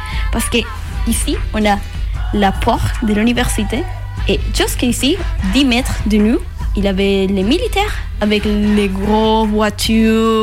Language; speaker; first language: French; non-native, learner; Spanish